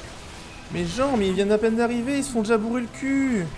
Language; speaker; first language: French; native; French